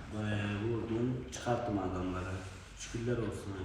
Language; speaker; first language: Turkish; non-native, fluent; Arabic